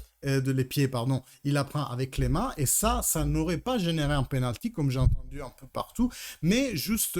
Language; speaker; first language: French; early bilingual, heritage; Italian